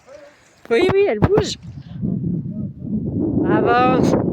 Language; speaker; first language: French; native; French